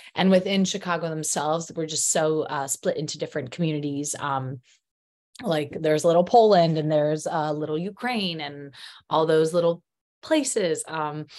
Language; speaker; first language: English; early bilingual, other home language; Polish